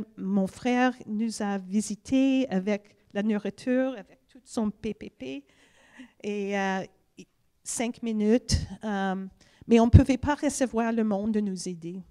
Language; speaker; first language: French; non-native, fluent; English